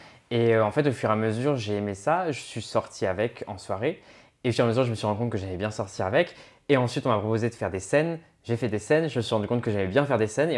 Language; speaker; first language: French; native; French